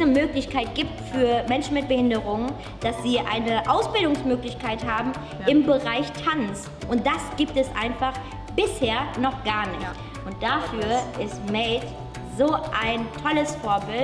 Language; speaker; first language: German; native; German